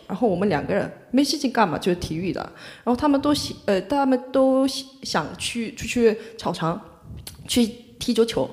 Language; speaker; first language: Chinese; non-native, fluent; Korean